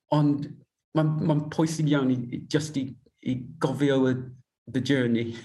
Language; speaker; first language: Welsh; non-native, learner; English